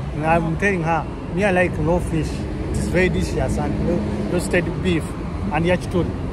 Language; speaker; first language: English; non-native, local second language; Ganda